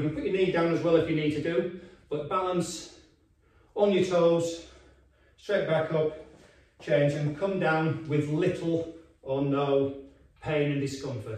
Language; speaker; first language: English; native; English